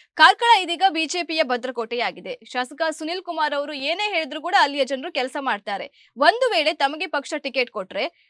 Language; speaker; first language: Kannada; native; Kannada